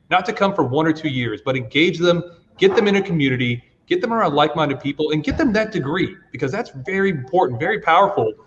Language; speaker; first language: English; native; English